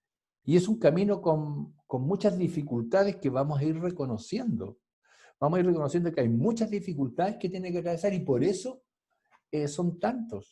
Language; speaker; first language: Spanish; native; Spanish